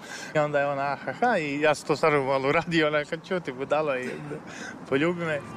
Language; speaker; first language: Serbian; native; Serbian